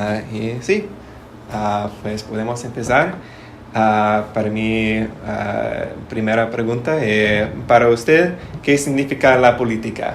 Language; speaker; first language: Spanish; non-native, learner; English